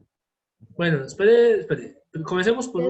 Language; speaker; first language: Spanish; native; Spanish